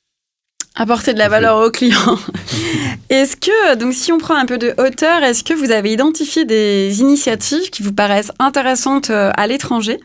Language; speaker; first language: French; native; French